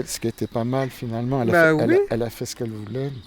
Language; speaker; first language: French; native; French